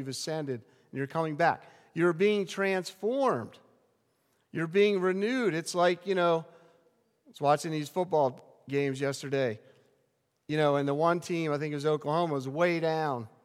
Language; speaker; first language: English; native; English